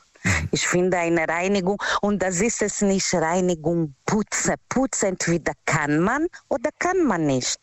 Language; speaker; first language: German; non-native, fluent; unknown